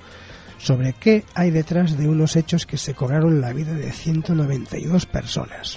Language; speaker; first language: Spanish; native; Spanish